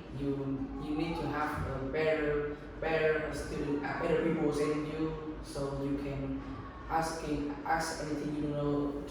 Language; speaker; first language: English; non-native, learner; Vietnamese